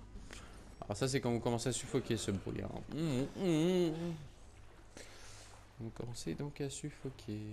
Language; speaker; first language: French; native; French